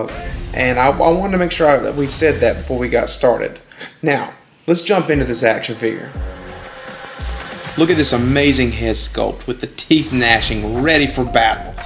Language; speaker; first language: English; native; English